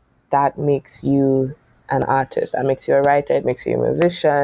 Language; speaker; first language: English; native; English